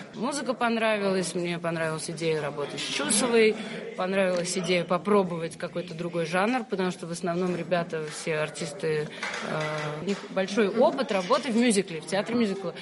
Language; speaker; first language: Russian; early bilingual, other home language; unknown